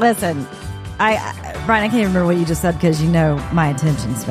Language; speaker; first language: English; native; English